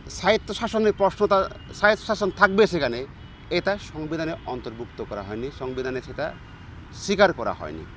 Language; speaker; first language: Bangla; non-native, local second language; Chakma